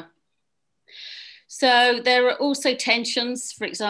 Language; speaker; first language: English; native; English